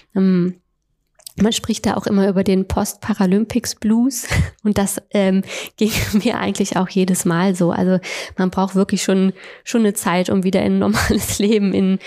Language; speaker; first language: German; native; German